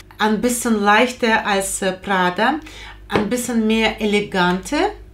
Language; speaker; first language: German; non-native, fluent; Russian